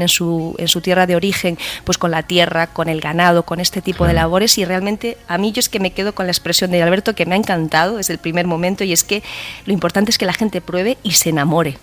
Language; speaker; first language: Spanish; non-native, local second language; Arabic